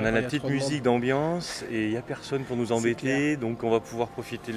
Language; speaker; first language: French; native; French